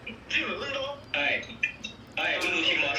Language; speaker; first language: Japanese; non-native, learner; Indonesian